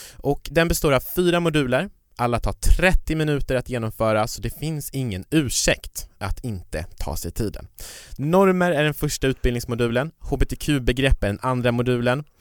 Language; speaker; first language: Swedish; native; Swedish